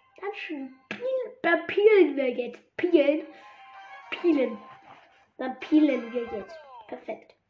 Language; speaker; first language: German; native; German